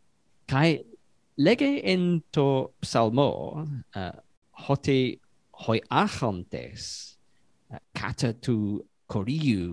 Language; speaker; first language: Greek; non-native, fluent; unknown